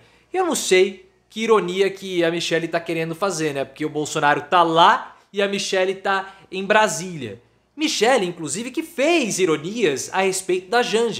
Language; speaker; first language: Portuguese; native; Portuguese